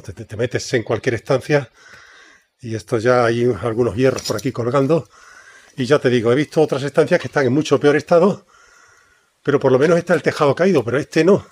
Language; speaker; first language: Spanish; native; Spanish